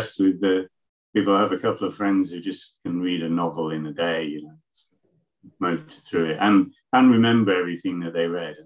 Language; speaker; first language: English; native; English